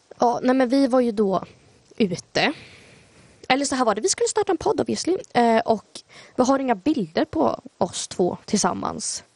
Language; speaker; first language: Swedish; native; Swedish